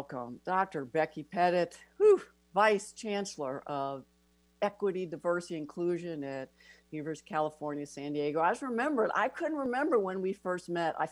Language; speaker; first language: English; native; English